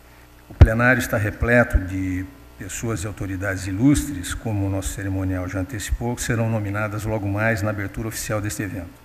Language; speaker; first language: Portuguese; native; Portuguese